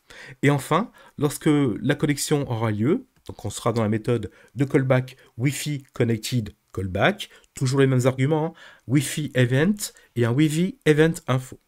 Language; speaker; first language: French; native; French